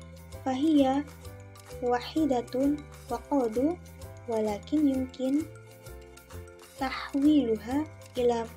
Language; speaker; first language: Arabic; non-native, learner; Indonesian